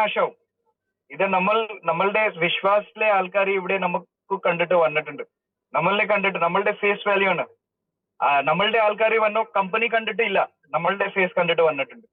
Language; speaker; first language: Malayalam; early bilingual, heritage; Malayalam